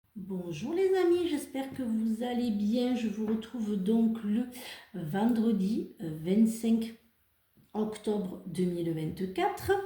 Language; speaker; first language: French; native; French